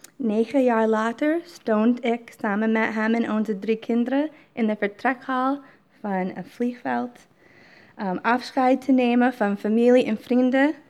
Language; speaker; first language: Dutch; non-native, fluent; English